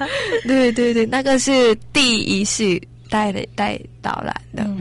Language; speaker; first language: Chinese; non-native, learner; Thai